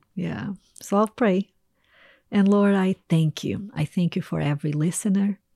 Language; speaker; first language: English; non-native, fluent; Portuguese